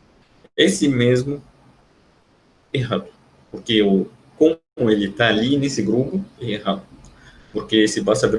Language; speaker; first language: Portuguese; non-native, fluent; Arabic